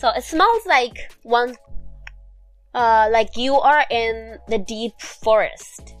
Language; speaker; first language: English; non-native, fluent; Japanese